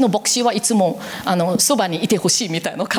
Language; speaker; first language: Japanese; non-native, learner; Korean